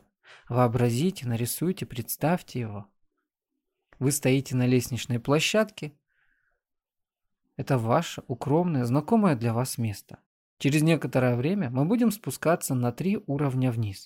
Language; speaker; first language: Russian; native; Russian